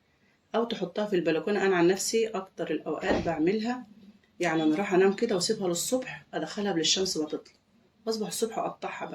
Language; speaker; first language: Arabic; native; Arabic